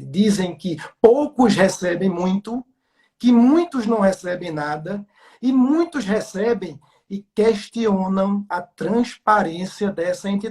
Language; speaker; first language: Portuguese; native; Portuguese